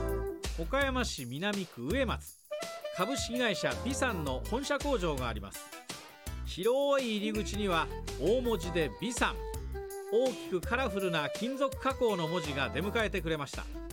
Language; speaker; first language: Japanese; native; Japanese